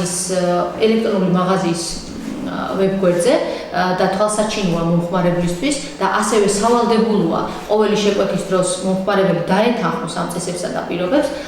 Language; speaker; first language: Georgian; native; Georgian